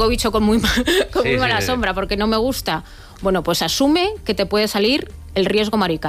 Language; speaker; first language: Spanish; native; Spanish